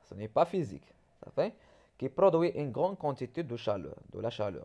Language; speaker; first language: French; non-native, local second language; Arabic